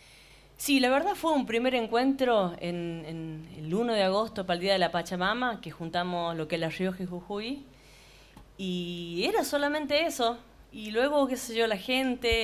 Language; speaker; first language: Spanish; native; Spanish